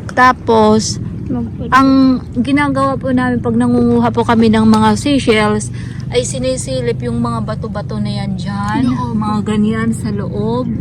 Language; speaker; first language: Filipino; non-native, local second language; Waray